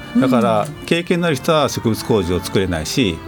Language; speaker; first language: Japanese; native; Japanese